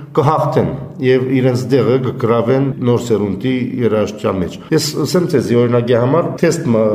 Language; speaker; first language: Armenian; early bilingual, heritage; Armenian